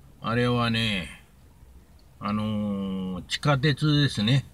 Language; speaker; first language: Japanese; native; Japanese